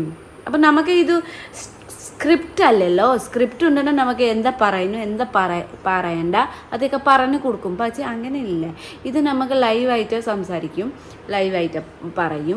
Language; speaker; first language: Malayalam; non-native, learner; Nepali